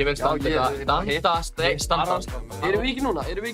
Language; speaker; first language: Icelandic; native; Icelandic